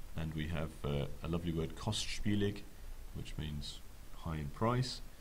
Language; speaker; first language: English; native; English